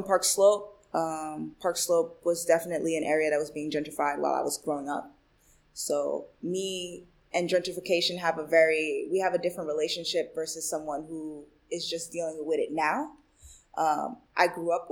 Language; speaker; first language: English; early bilingual, other home language; Spanish